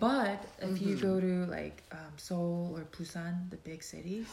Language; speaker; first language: English; non-native, fluent; Korean